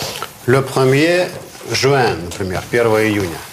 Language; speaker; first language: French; non-native, fluent; Russian